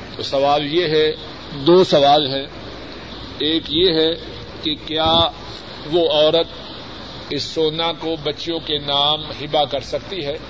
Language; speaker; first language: Urdu; native; Urdu